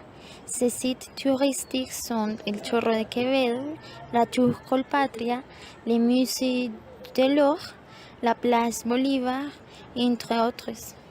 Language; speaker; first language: French; non-native, learner; Spanish